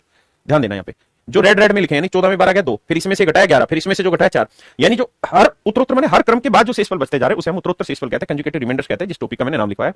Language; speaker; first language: Hindi; native; Hindi